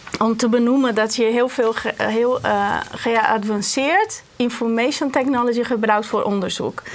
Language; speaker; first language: Dutch; non-native, fluent; Portuguese